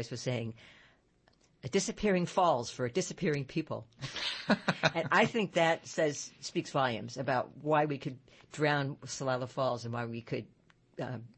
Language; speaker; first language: English; native; English